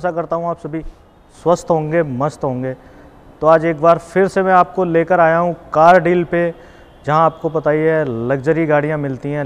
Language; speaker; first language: Hindi; native; Hindi